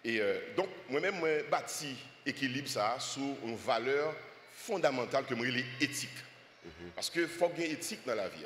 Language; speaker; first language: French; non-native, local second language; Haitian Creole